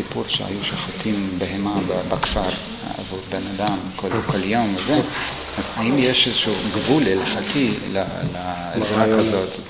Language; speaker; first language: Hebrew; non-native, fluent; Russian